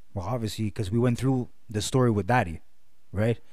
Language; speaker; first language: English; native; English